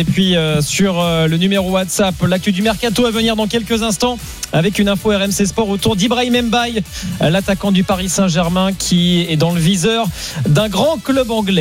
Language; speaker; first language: French; native; French